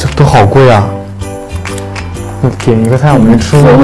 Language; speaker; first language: Chinese; native; Chinese